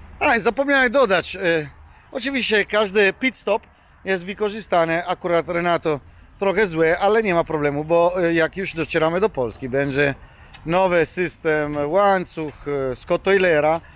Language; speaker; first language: Polish; non-native, learner; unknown